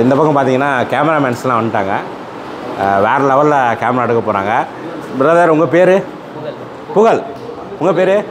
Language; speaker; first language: Tamil; native; Tamil